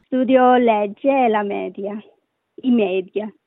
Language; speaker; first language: Italian; non-native, learner; Sinhala